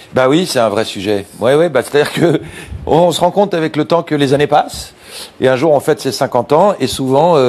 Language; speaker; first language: French; native; French